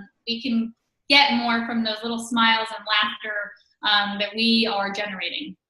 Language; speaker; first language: English; native; English